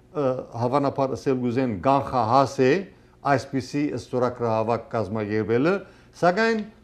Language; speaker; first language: Armenian; early bilingual, heritage; Armenian